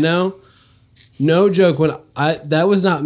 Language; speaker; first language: English; native; English